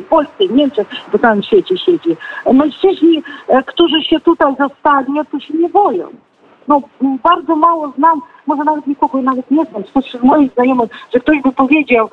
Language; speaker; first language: Polish; non-native, fluent; Ukrainian